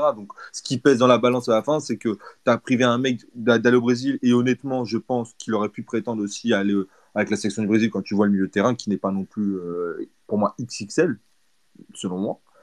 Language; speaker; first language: French; early bilingual, other home language; Portuguese